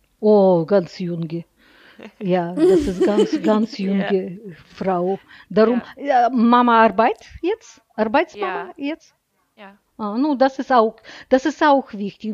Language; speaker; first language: German; non-native, learner; Russian